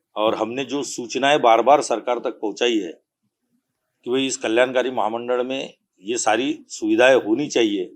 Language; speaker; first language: Hindi; non-native, local second language; Marathi